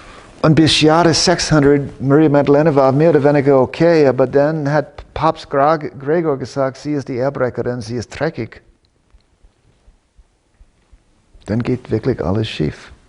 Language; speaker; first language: German; non-native, fluent; English